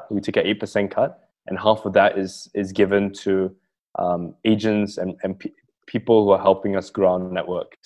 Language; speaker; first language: English; native; English